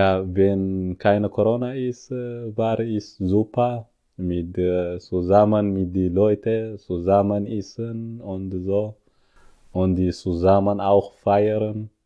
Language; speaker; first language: German; non-native, learner; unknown